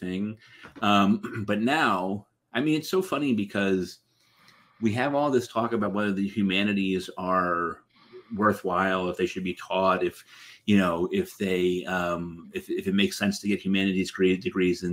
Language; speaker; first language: English; native; English